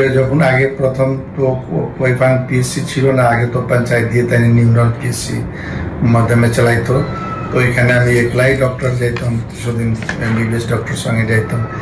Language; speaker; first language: Bangla; non-native, local second language; Hindi